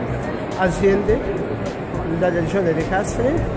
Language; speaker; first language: Italian; non-native, fluent; Arabic